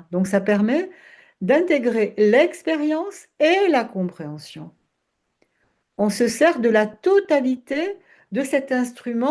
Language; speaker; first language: French; native; French